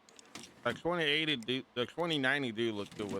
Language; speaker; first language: English; native; English